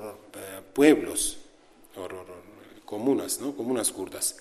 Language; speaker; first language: Spanish; non-native, learner; Kurdish